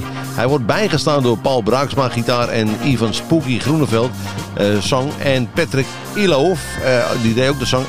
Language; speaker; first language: Dutch; native; Dutch